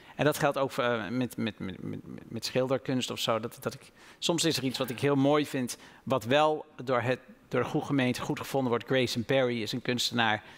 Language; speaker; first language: Dutch; native; Dutch